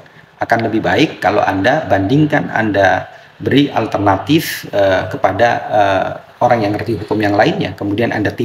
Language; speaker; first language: Indonesian; native; Indonesian